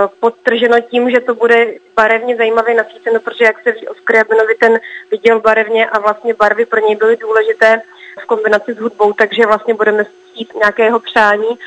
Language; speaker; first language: Czech; native; Czech